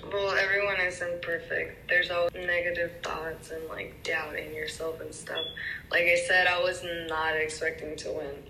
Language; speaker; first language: English; early bilingual, other home language; Spanish